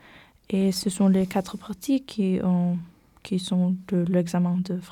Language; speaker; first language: French; non-native, learner; German